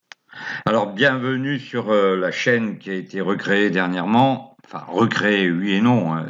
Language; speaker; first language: French; native; French